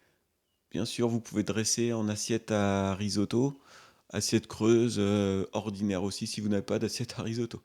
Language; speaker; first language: French; native; French